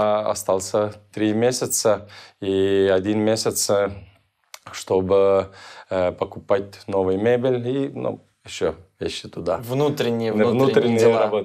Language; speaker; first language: Russian; non-native, local second language; Estonian